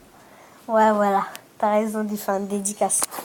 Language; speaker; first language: French; native; French